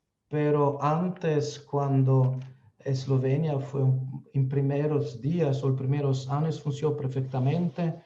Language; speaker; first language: Spanish; non-native, fluent; Slovenian